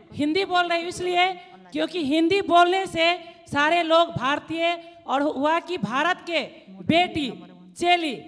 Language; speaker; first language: Hindi; non-native, local second language; Maithili